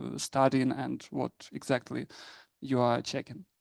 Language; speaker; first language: English; non-native, fluent; Ukrainian